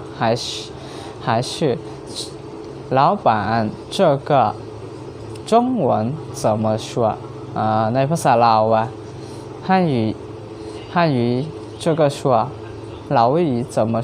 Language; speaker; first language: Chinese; non-native, learner; Hmong